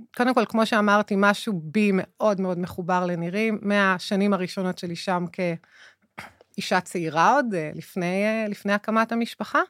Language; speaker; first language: Hebrew; native; Hebrew